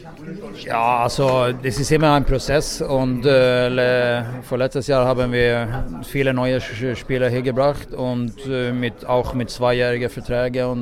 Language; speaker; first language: German; non-native, fluent; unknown